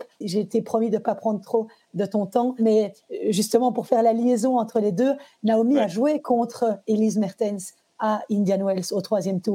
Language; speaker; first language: French; native; French